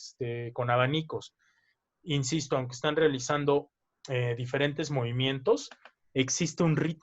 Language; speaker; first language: Spanish; native; Spanish